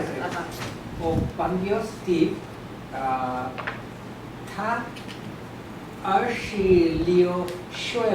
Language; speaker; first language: Chinese; non-native, learner; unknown